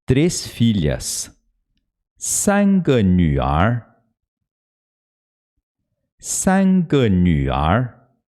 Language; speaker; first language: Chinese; non-native, fluent; Portuguese